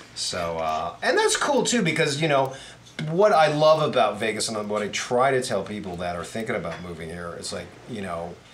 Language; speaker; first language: English; native; English